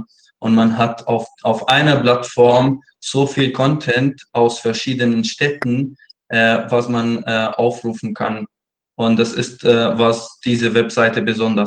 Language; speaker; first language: German; non-native, fluent; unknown